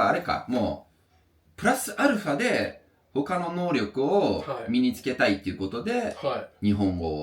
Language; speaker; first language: Japanese; non-native, fluent; English